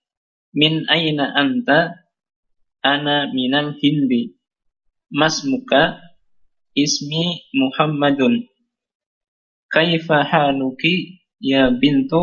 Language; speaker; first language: Arabic; non-native, learner; Indonesian